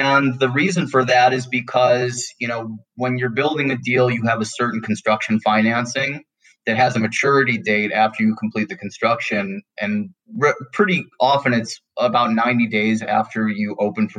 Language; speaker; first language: English; native; English